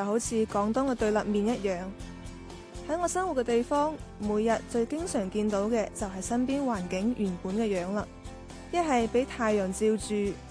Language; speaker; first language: Chinese; native; Chinese